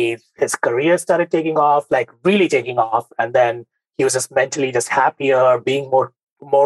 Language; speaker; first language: English; non-native, local second language; Bangla